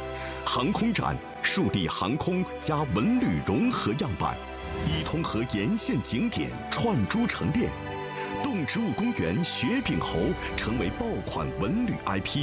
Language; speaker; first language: Chinese; native; Chinese